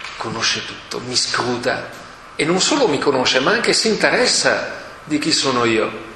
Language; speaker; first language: Italian; native; Italian